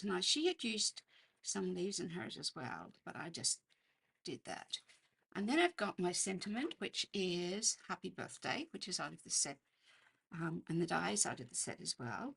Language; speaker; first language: English; native; English